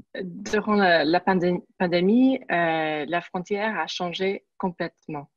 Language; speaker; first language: French; non-native, learner; English